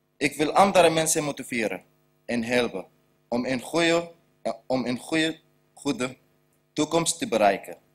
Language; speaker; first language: Dutch; non-native, learner; Arabic